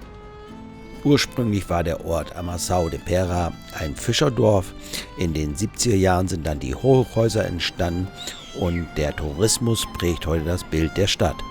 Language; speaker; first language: German; native; German